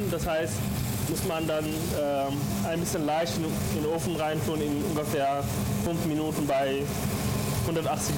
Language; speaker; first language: German; non-native, fluent; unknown